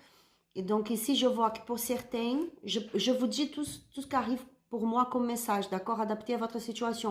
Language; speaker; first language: French; non-native, learner; Spanish